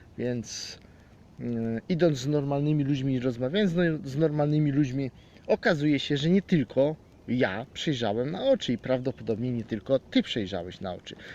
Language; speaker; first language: Polish; native; Polish